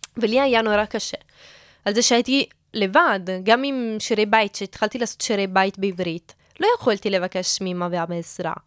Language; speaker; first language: Hebrew; non-native, fluent; Italian